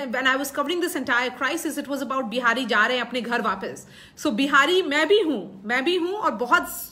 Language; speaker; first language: English; non-native, local second language; Hindi